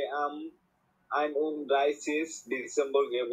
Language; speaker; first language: German; non-native, learner; Bangla